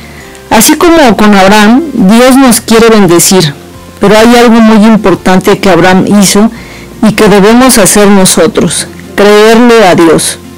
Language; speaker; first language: Spanish; native; Spanish